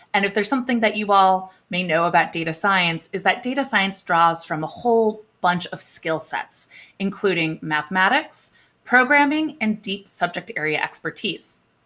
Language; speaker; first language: English; native; English